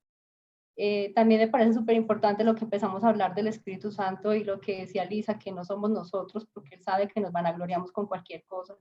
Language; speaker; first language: Spanish; native; Spanish